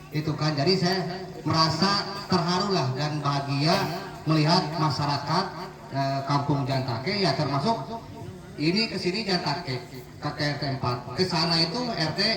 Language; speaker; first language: Indonesian; non-native, local second language; Sundanese